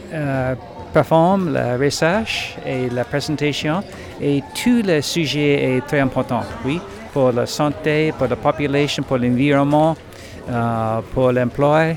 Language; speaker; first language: French; non-native, learner; English